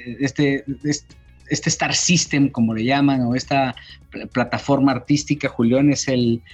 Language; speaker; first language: Spanish; native; Spanish